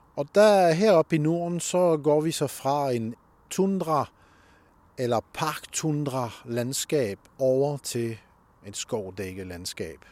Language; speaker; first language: Danish; non-native, fluent; French